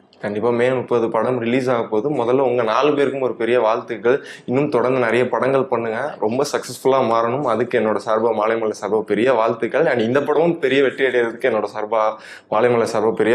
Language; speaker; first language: Tamil; native; Tamil